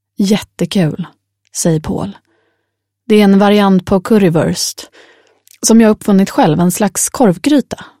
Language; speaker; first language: Swedish; native; Swedish